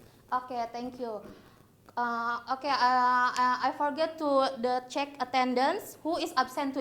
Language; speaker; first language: English; non-native, learner; Indonesian